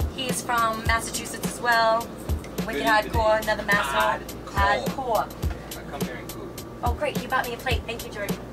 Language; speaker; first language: English; native; English